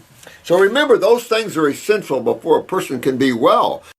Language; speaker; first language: English; native; English